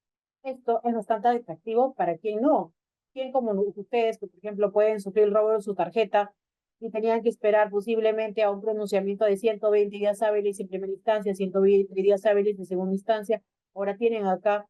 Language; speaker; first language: Spanish; native; Spanish